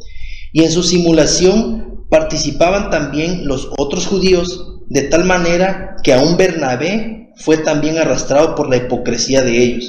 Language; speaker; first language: Spanish; native; Spanish